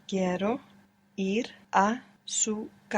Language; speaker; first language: Spanish; non-native, learner; English